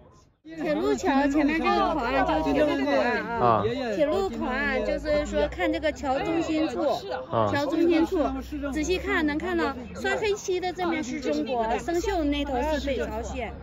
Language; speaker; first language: Chinese; native; Chinese